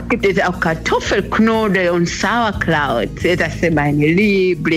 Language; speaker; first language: German; non-native, learner; Swahili